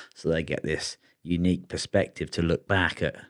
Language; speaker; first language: English; native; English